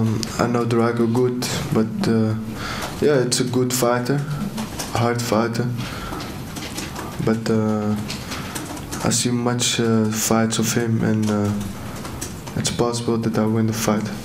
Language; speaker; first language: English; non-native, learner; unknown